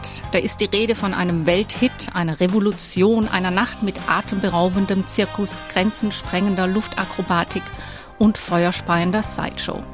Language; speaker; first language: German; native; German